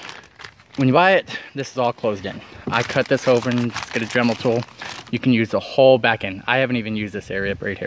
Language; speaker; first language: English; native; English